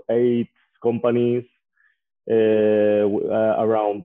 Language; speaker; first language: English; non-native, fluent; Spanish